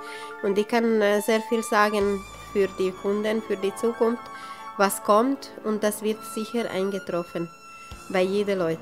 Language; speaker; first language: German; non-native, local second language; Serbian